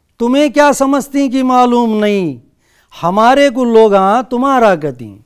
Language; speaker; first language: Urdu; native; Urdu